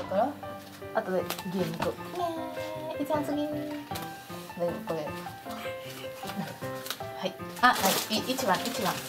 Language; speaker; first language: Japanese; non-native, learner; Spanish